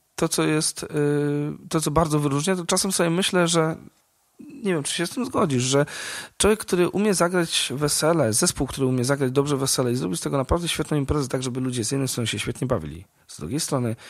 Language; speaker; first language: Polish; native; Polish